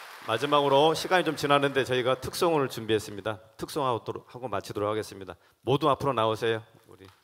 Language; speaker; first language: Korean; native; Korean